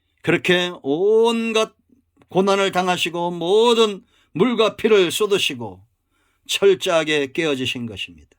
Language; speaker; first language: Korean; native; Korean